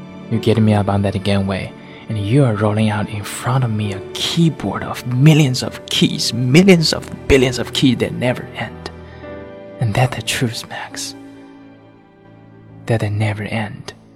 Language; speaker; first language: English; non-native, fluent; Chinese